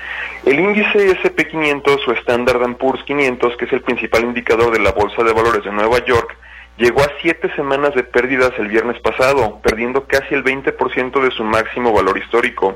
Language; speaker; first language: Spanish; native; Spanish